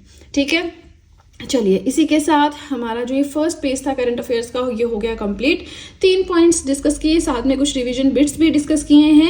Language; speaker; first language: Hindi; native; Hindi